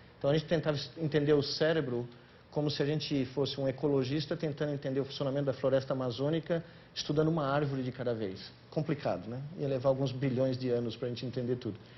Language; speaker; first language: Portuguese; native; Portuguese